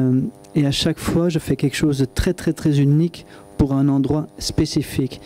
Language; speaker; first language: French; non-native, local second language; Dutch